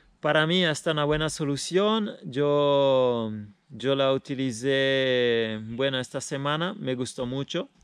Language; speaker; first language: Spanish; non-native, fluent; Italian